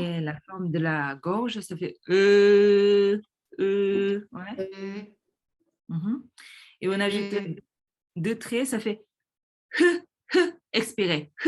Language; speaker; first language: French; early bilingual, other home language; Korean